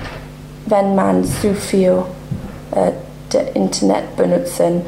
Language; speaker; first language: German; non-native, learner; English